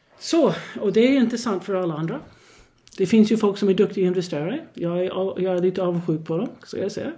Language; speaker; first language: Swedish; non-native, fluent; English